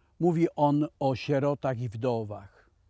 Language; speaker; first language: Polish; native; Polish